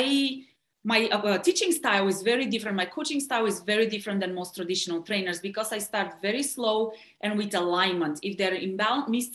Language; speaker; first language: English; non-native, fluent; Bulgarian